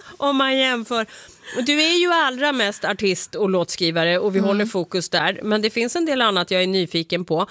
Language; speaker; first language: Swedish; native; Swedish